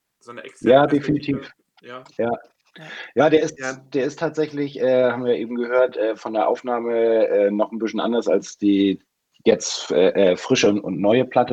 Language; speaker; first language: German; native; German